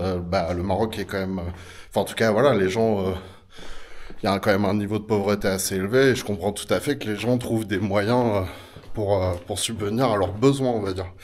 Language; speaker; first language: French; native; French